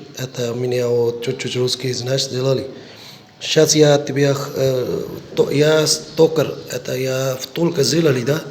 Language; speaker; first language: Russian; non-native, learner; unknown